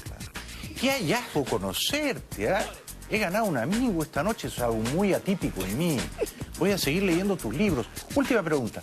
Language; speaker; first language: Spanish; native; Spanish